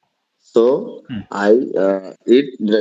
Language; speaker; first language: English; non-native, learner; Bangla